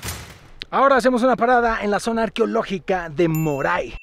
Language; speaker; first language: Spanish; native; Spanish